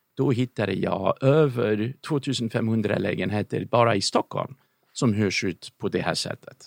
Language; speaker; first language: Swedish; non-native, fluent; English